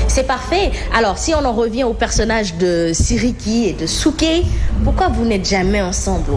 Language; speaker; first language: French; non-native, local second language; Wolof